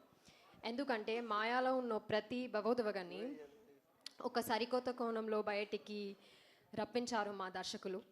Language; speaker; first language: Telugu; non-native, learner; English